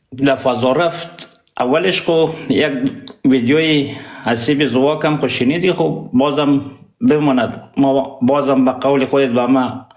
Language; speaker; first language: Persian; non-native, local second language; Pashto